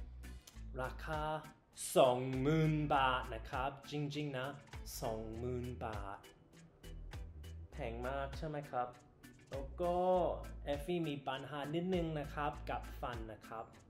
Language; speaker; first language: Thai; non-native, learner; English